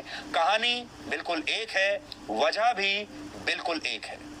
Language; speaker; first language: Hindi; native; Hindi